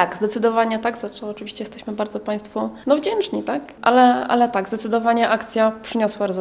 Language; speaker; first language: Polish; native; Polish